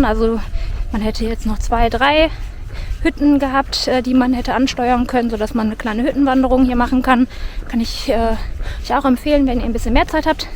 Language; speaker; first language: German; native; German